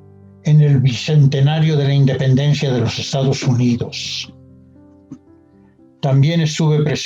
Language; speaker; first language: Spanish; native; Spanish